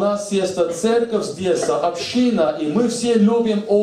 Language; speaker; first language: Russian; native; Russian